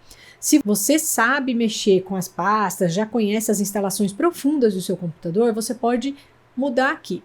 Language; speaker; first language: Portuguese; native; Portuguese